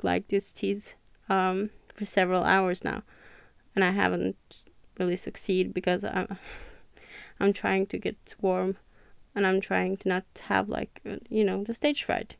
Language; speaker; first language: English; non-native, fluent; Norwegian